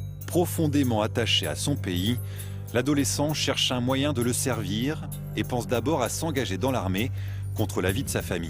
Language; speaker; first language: French; native; French